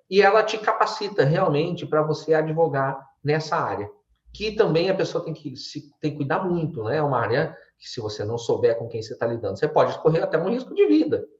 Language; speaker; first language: Portuguese; native; Portuguese